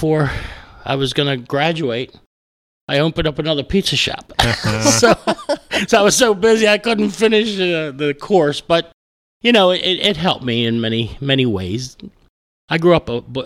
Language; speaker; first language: English; native; English